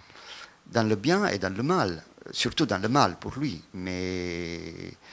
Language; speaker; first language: French; non-native, fluent; Italian